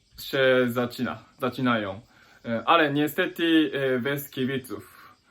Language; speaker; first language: Polish; non-native, learner; Japanese